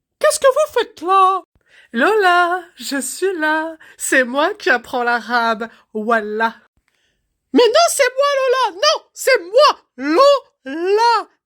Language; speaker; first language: French; native; French